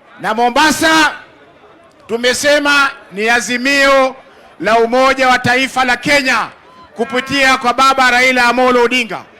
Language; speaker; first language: Swahili; native; Swahili